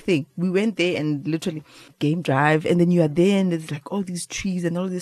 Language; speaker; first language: English; non-native, local second language; Xhosa